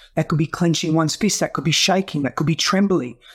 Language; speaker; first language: English; non-native, local second language; Greek